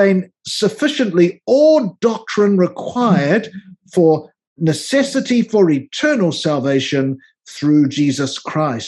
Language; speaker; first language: English; native; English